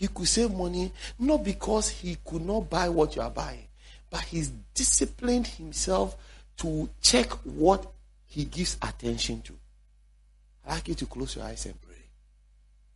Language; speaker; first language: English; non-native, local second language; Akan